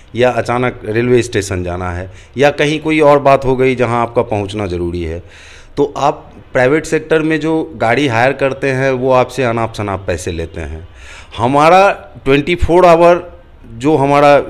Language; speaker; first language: Hindi; native; Hindi